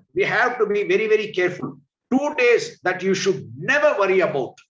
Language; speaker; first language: English; non-native, local second language; Telugu